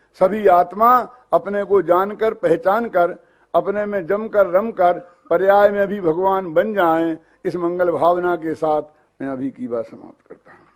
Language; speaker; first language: Hindi; native; Hindi